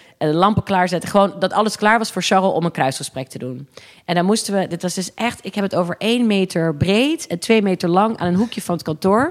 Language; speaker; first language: Dutch; early bilingual, other home language; English